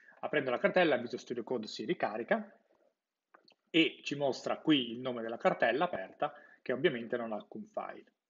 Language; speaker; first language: Italian; native; Italian